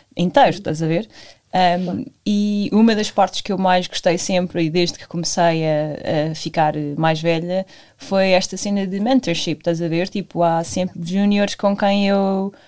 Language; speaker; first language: Portuguese; native; Portuguese